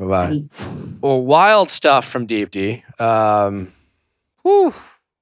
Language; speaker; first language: English; native; English